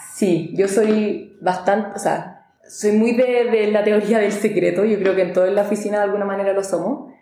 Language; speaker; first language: Spanish; native; Spanish